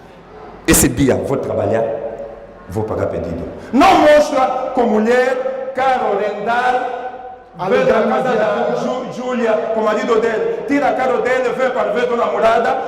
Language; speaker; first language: Portuguese; non-native, learner; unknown